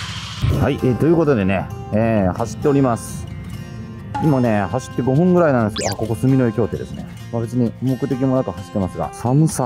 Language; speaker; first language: Japanese; native; Japanese